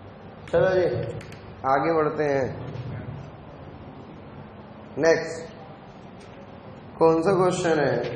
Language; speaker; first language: Hindi; native; Hindi